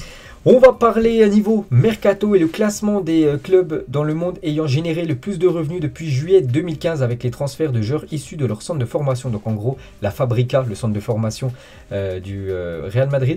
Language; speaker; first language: French; native; French